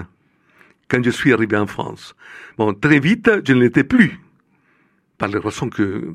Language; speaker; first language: French; non-native, fluent; Spanish